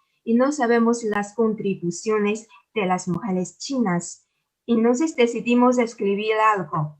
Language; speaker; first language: Spanish; non-native, fluent; Chinese